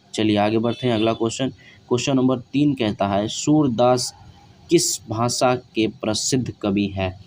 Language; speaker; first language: Hindi; native; Hindi